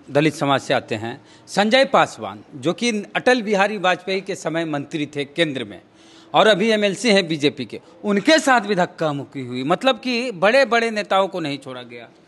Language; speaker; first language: Hindi; native; Hindi